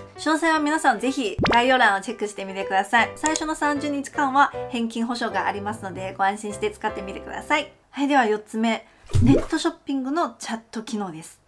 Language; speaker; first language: Japanese; non-native, fluent; Chinese